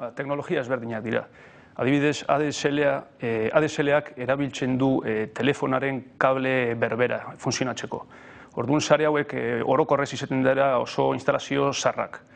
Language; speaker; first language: Basque; native; Basque